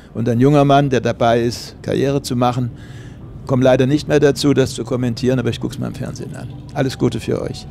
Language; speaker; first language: German; native; German